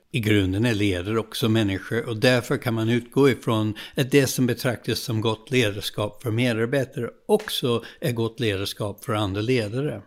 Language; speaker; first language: Swedish; non-native, fluent; English